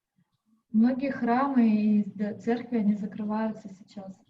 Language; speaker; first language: Russian; native; Russian